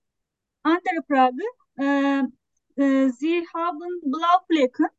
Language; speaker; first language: German; non-native, learner; Turkish